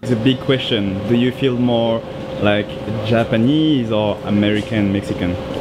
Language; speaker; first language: English; non-native, fluent; French